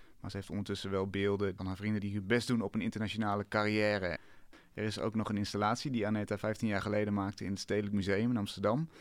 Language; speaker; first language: Dutch; native; Dutch